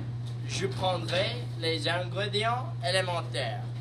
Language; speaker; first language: French; non-native, learner; English